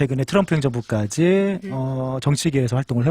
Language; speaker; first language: Korean; native; Korean